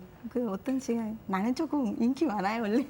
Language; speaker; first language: Korean; non-native, learner; Sinhala